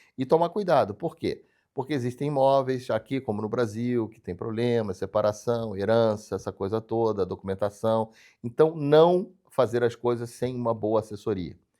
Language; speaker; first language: Portuguese; native; Portuguese